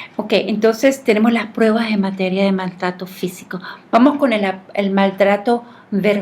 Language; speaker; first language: Spanish; native; Spanish